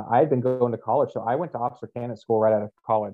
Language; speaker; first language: English; native; English